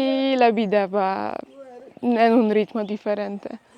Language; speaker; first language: Spanish; non-native, fluent; Polish